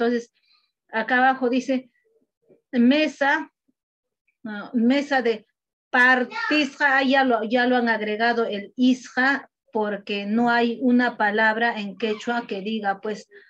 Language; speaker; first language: Spanish; non-native, local second language; Quechua